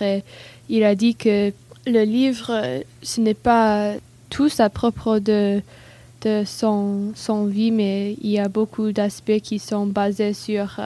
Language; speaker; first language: French; non-native, learner; English